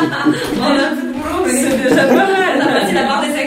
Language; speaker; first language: French; native; French